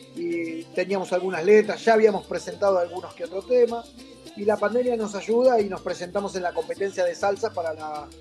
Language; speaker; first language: Spanish; native; Spanish